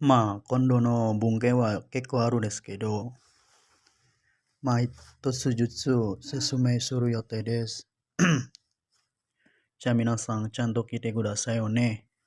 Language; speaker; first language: Japanese; non-native, learner; Indonesian